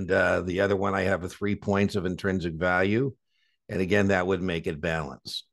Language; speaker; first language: English; native; English